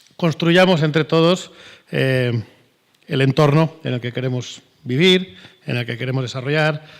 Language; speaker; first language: Spanish; native; Spanish